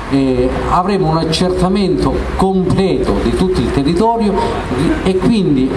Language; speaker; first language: Italian; native; Italian